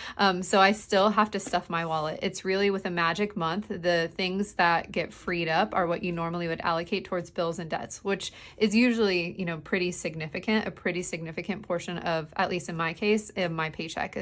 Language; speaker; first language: English; native; English